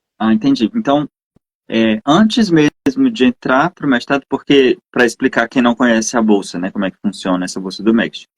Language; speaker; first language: Portuguese; native; Portuguese